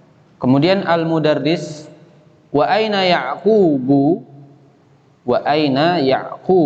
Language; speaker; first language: Arabic; non-native, fluent; Indonesian